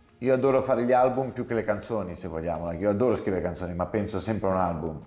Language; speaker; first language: Italian; early bilingual, heritage; English